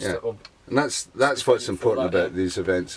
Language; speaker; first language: English; native; English